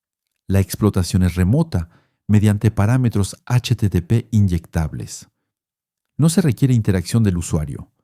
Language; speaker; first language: Spanish; non-native, fluent; French